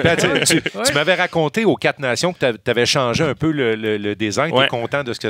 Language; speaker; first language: French; native; French